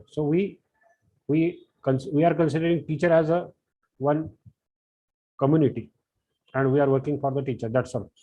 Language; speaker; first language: English; non-native, local second language; Marathi